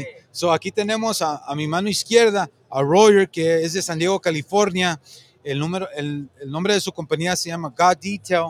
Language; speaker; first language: Spanish; native; Spanish